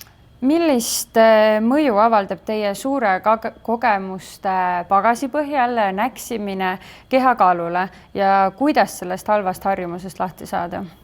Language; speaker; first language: Estonian; native; Estonian